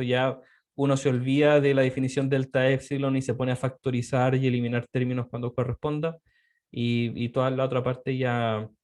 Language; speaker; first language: Spanish; native; Spanish